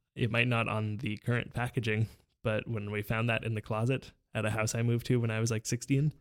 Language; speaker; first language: English; native; English